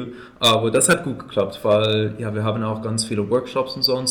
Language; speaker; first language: German; non-native, fluent; English